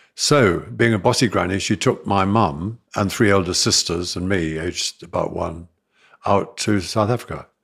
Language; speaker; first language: English; native; English